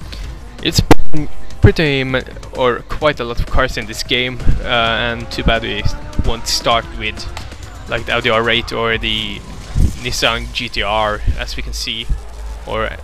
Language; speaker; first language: English; non-native, fluent; Norwegian